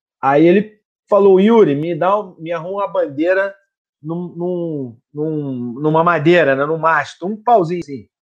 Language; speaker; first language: Portuguese; native; Portuguese